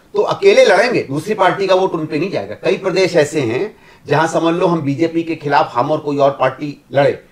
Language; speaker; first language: Hindi; native; Hindi